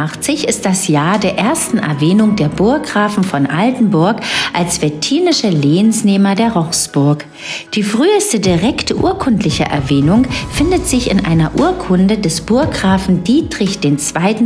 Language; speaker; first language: German; native; German